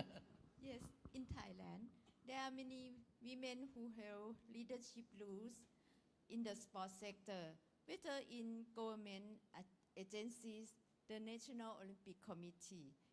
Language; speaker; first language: English; non-native, learner; Thai